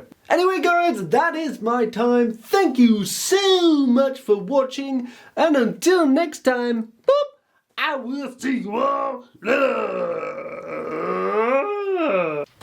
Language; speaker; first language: English; native; English